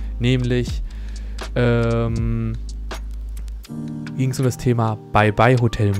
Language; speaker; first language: German; native; German